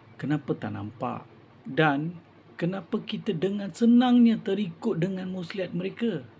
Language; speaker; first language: Malay; non-native, local second language; Tamil